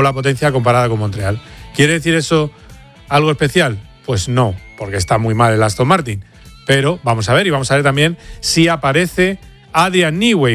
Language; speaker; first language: Spanish; native; Spanish